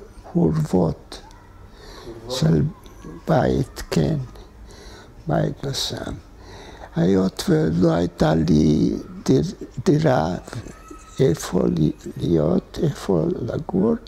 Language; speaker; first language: Hebrew; non-native, fluent; Hungarian